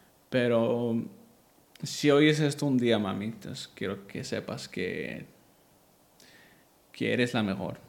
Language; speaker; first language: Spanish; early bilingual, heritage; Spanish